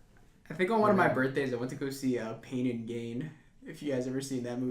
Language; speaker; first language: English; native; English